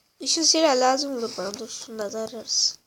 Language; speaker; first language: Turkish; native; Turkish